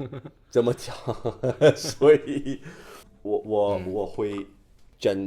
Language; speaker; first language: Chinese; non-native, fluent; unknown